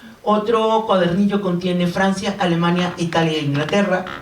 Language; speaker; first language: Spanish; native; Spanish